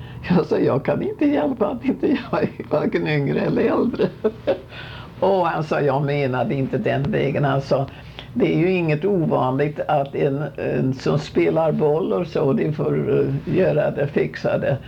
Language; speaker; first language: Swedish; native; Swedish